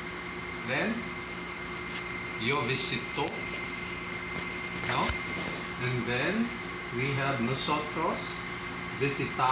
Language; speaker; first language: Spanish; non-native, fluent; Filipino